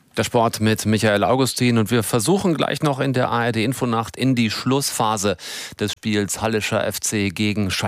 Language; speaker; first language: German; native; German